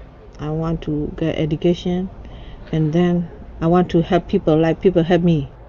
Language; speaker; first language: English; non-native, learner; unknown